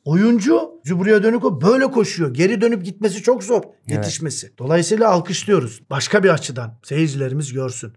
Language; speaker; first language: Turkish; native; Turkish